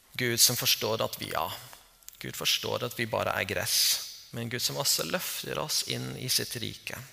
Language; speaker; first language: Norwegian; non-native, fluent; English